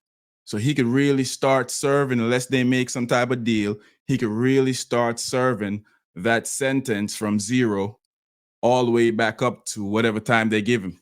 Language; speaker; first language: English; native; English